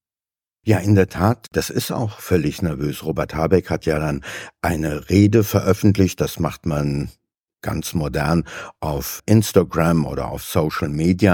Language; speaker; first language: German; native; German